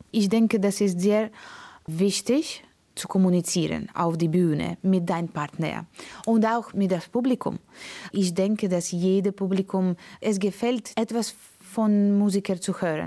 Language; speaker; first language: German; non-native, fluent; Russian